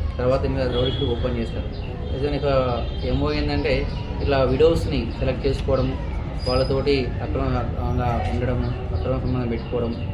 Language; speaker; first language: Telugu; native; Telugu